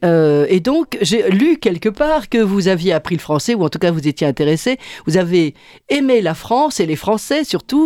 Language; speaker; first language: French; native; French